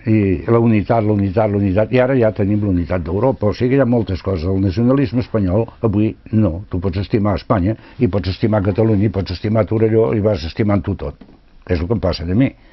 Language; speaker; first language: Catalan; non-native, local second language; Spanish